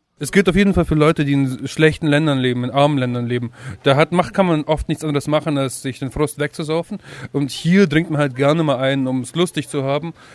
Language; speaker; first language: German; early bilingual, other home language; Russian